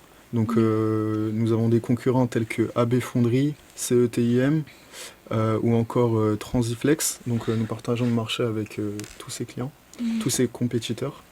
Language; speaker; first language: French; native; French